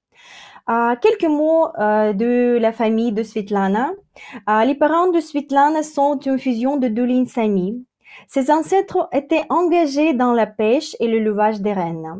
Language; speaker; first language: French; non-native, fluent; Russian